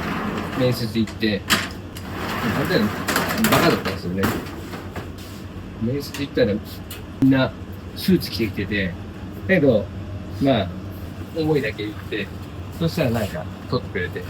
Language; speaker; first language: Japanese; native; Japanese